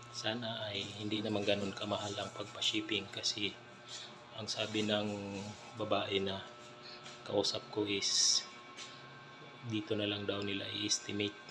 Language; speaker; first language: Filipino; non-native, local second language; Aklanon